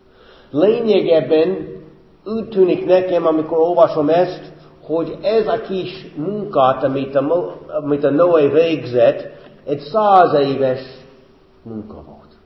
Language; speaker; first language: Hungarian; non-native, fluent; English